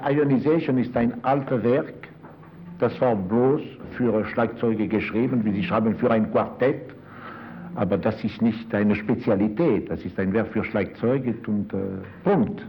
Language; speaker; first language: German; non-native, fluent; French